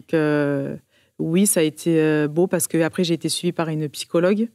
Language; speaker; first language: French; early bilingual, other home language; Portuguese